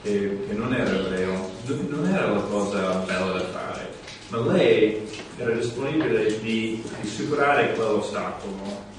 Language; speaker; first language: Italian; non-native, fluent; English